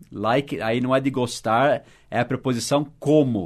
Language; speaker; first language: Portuguese; non-native, fluent; English